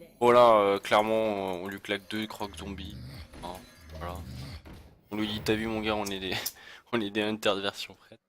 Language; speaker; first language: French; native; French